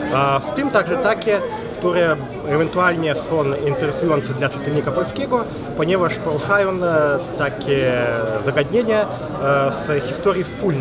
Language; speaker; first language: Polish; non-native, fluent; Belarusian